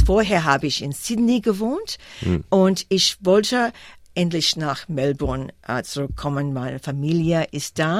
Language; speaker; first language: German; non-native, fluent; English